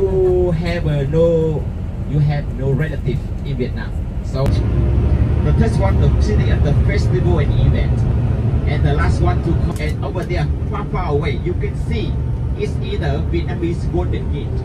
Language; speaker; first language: English; non-native, learner; Vietnamese